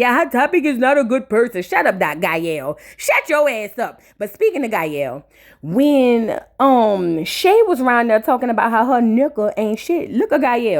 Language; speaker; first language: English; native; English